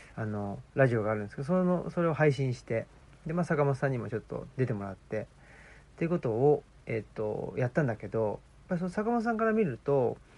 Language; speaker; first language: Japanese; native; Japanese